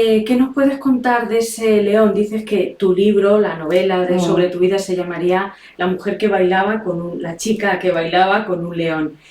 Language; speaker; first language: Spanish; native; Spanish